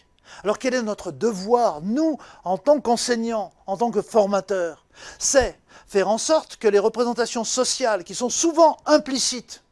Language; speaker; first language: French; native; French